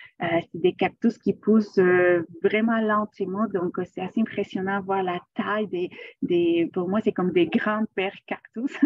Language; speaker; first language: French; non-native, fluent; Spanish